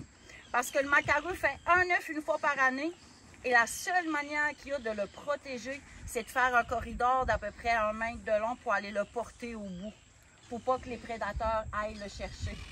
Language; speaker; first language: French; native; French